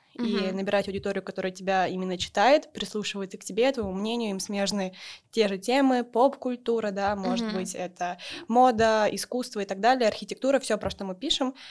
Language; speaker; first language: Russian; native; Russian